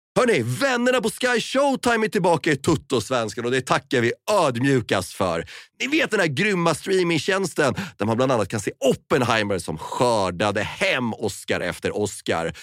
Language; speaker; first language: Swedish; native; Swedish